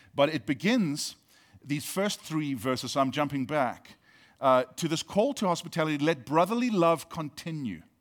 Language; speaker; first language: English; native; English